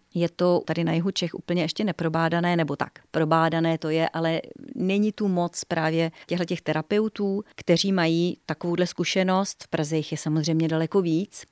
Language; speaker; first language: Czech; native; Czech